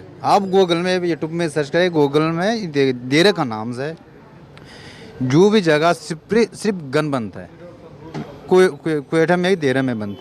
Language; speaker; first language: Hindi; non-native, learner; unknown